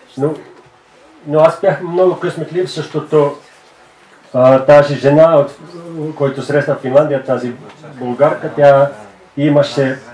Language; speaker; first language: Bulgarian; non-native, fluent; Finnish